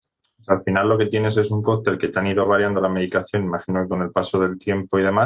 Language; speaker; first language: Spanish; native; Spanish